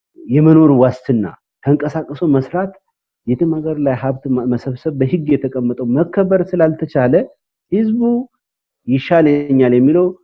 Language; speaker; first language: Amharic; non-native, local second language; Wolaytta